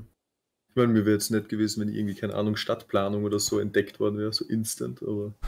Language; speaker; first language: German; native; German